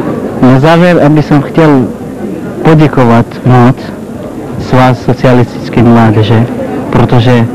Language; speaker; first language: Czech; non-native, learner; Kurdish